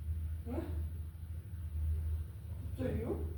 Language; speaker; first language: Korean; native; Korean